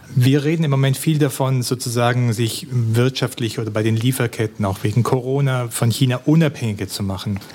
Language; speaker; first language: German; native; German